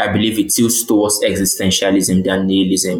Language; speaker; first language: English; non-native, local second language; Yoruba